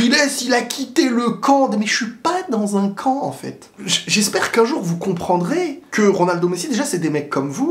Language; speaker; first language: French; native; French